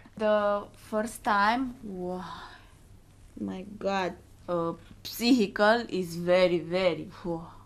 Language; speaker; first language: English; non-native, learner; Romanian